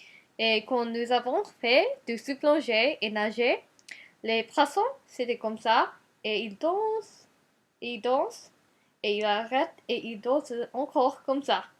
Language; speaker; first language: French; non-native, learner; Japanese